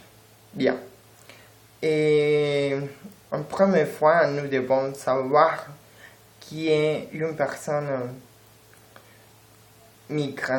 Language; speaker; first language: French; non-native, learner; Spanish